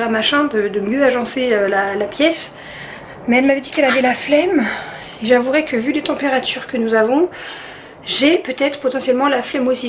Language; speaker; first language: French; native; French